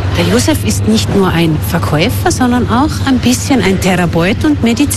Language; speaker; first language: German; native; German